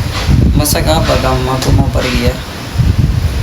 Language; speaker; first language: Indonesian; non-native, learner; Urdu